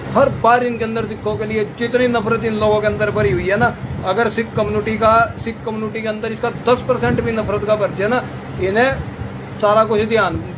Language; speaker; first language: Hindi; non-native, local second language; Punjabi